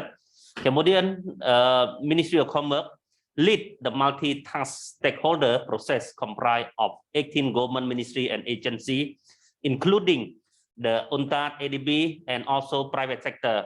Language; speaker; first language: English; non-native, learner; Khmer